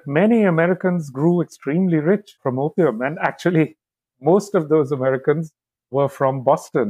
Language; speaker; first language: English; non-native, local second language; Bangla